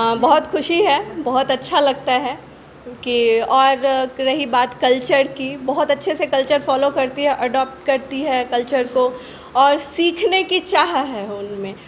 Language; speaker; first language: Hindi; native; Hindi